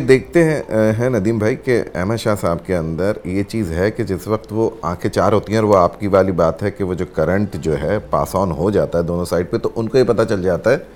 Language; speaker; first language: Urdu; native; Urdu